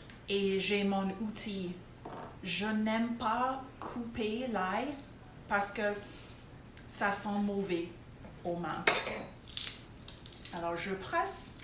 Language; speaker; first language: French; non-native, local second language; English